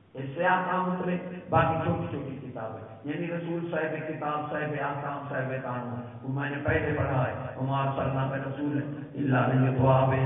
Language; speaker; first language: Urdu; non-native, local second language; Punjabi